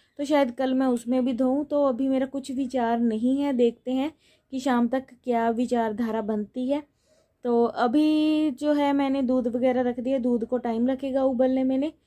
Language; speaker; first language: Hindi; non-native, local second language; Punjabi